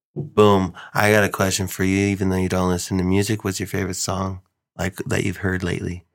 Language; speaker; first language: English; early bilingual, other home language; Filipino